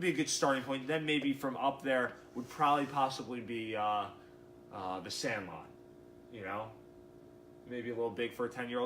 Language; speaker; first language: English; native; English